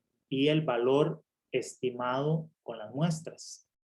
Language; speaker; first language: Spanish; native; Spanish